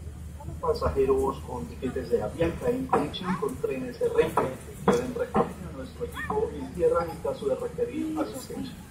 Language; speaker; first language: Spanish; native; Spanish